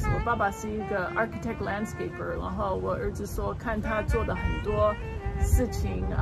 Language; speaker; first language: Chinese; early bilingual, other home language; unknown